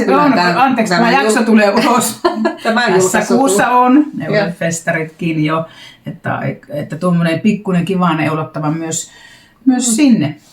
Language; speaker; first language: Finnish; native; Finnish